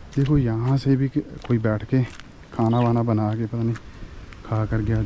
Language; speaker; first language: Hindi; native; Hindi